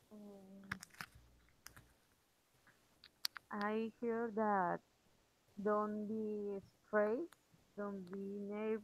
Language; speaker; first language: English; non-native, learner; Spanish